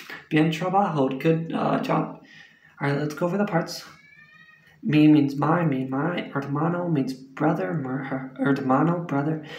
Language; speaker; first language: English; native; English